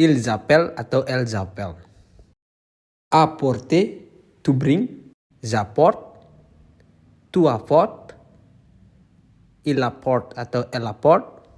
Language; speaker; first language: French; non-native, fluent; Indonesian